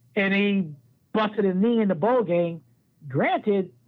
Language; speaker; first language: English; native; English